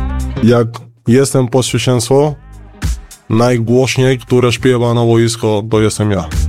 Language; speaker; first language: Polish; non-native, learner; Spanish